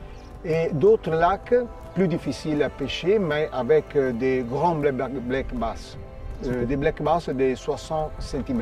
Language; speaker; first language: French; non-native, fluent; Italian